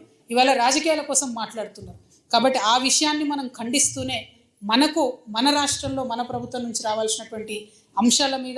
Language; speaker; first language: Telugu; native; Telugu